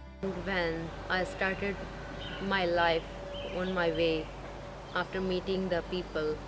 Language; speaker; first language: English; non-native, learner; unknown